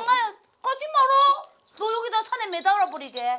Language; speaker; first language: Korean; native; Korean